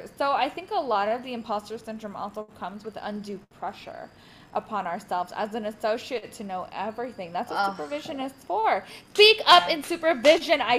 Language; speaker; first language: English; native; English